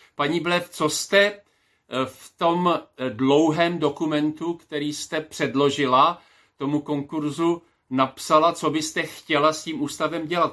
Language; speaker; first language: Czech; native; Czech